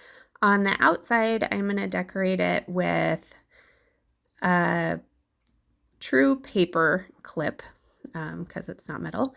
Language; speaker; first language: English; native; English